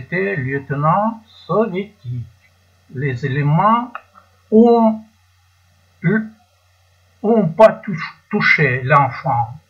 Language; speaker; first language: French; non-native, learner; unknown